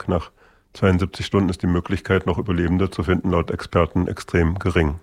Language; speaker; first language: German; native; German